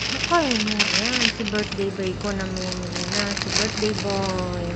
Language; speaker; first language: Japanese; non-native, learner; Filipino